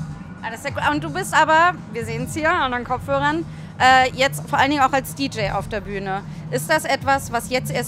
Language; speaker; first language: German; native; German